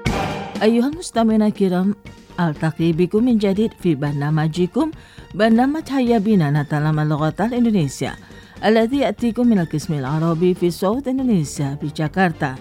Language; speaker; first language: Arabic; non-native, fluent; Indonesian